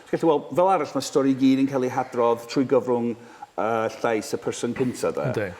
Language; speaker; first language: Welsh; non-native, fluent; English